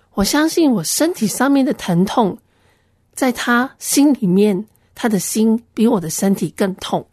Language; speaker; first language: Chinese; non-native, local second language; Cantonese